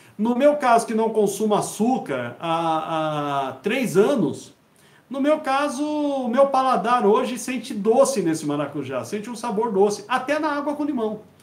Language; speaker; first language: Portuguese; native; Portuguese